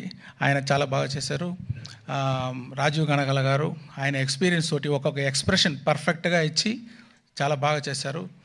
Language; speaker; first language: Telugu; non-native, local second language; Tamil